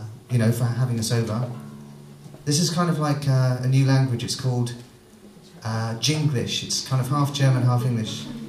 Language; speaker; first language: English; native; English